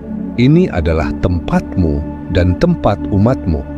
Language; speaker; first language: Indonesian; native; Indonesian